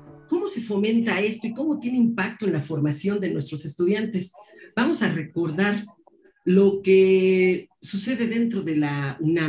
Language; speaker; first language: Spanish; native; Spanish